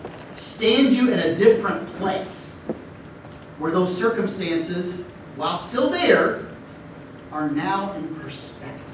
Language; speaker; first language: English; native; English